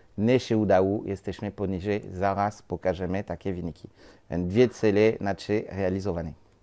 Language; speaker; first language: Polish; non-native, learner; French